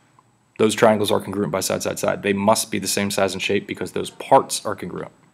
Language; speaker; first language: English; native; English